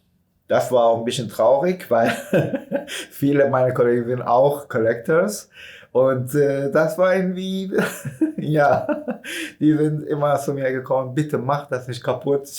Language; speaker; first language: German; non-native, fluent; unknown